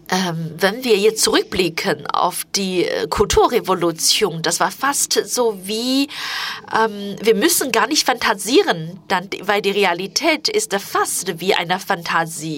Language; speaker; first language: German; non-native, fluent; Chinese